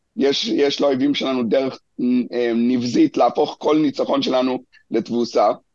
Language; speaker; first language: Hebrew; native; Hebrew